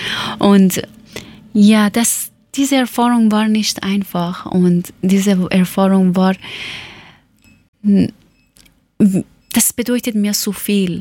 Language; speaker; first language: German; non-native, fluent; Persian